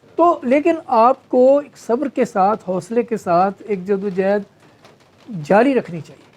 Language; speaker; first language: Urdu; non-native, local second language; Punjabi